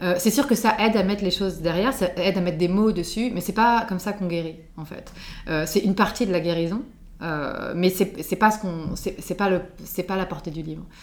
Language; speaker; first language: French; native; French